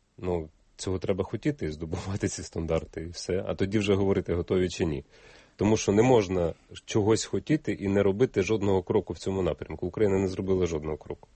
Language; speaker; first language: Ukrainian; native; Ukrainian